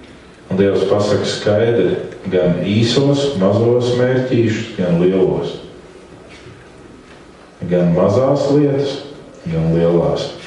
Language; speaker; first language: Latvian; native; Latvian